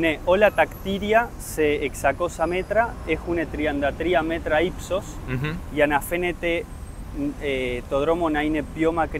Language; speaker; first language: Greek; early bilingual, heritage; Spanish